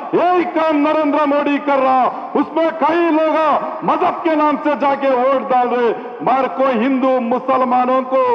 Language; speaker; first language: Hindi; non-native, local second language; Telugu